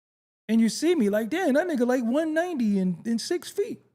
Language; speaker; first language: English; native; English